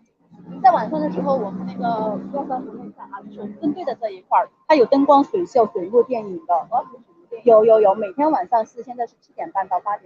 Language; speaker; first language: Chinese; native; Chinese